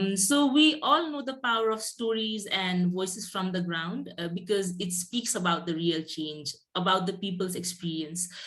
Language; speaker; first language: English; non-native, local second language; Nepali